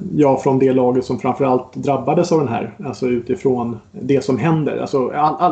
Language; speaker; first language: Swedish; native; Swedish